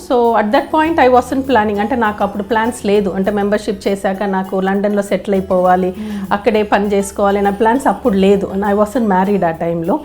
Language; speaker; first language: Telugu; native; Telugu